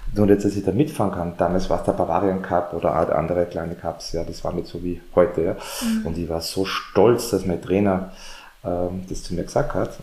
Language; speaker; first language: German; native; German